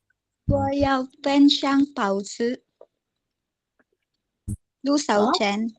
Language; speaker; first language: Chinese; non-native, learner; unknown